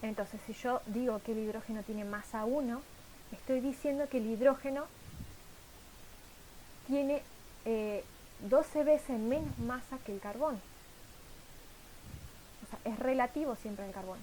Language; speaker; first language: Spanish; native; Spanish